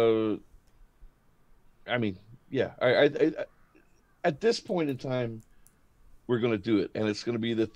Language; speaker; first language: English; native; English